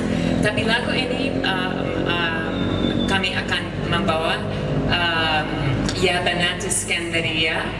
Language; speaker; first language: Indonesian; non-native, fluent; English